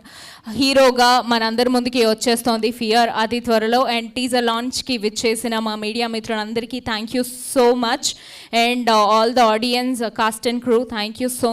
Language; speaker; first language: Telugu; native; Telugu